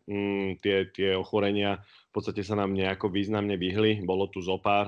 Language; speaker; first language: Slovak; native; Slovak